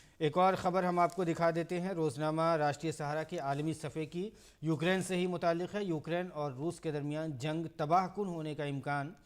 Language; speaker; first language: Urdu; native; Urdu